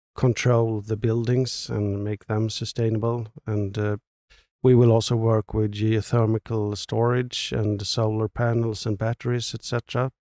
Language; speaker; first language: English; non-native, fluent; Swedish